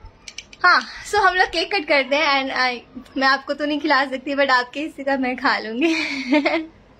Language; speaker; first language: Hindi; native; Hindi